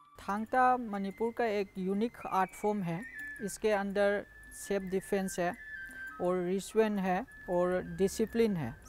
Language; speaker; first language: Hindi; non-native, local second language; Manipuri